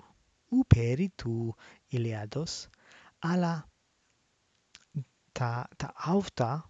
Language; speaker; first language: Greek; non-native, learner; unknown